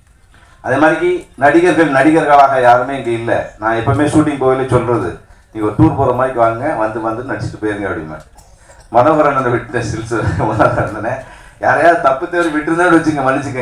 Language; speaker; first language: Tamil; native; Tamil